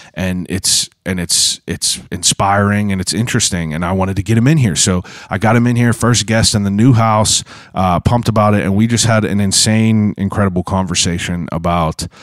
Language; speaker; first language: English; native; English